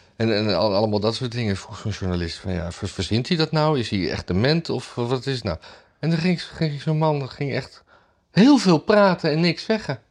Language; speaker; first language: Dutch; native; Dutch